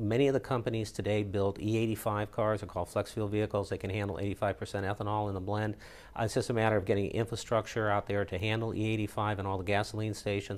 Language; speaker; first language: English; native; English